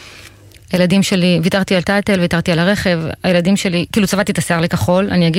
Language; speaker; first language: Hebrew; native; Hebrew